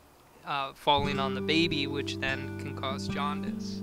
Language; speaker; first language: English; native; English